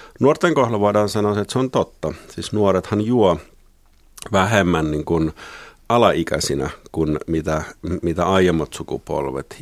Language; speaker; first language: Finnish; native; Finnish